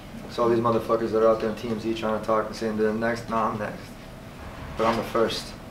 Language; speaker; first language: English; native; English